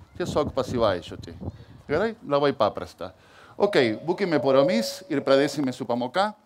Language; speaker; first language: Lithuanian; non-native, fluent; Spanish